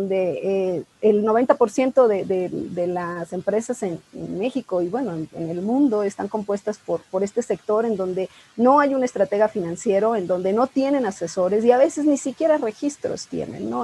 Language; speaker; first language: Spanish; native; Spanish